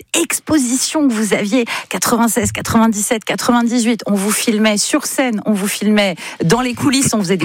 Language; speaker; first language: French; native; French